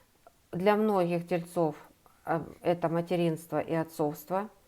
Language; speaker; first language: Russian; native; Russian